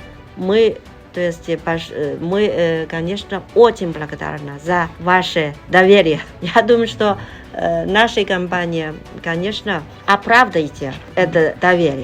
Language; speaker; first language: Russian; non-native, fluent; Chinese